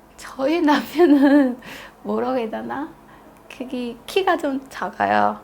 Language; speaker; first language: Korean; non-native, fluent; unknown